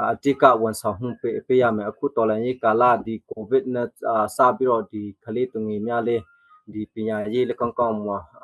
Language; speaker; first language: Burmese; non-native, local second language; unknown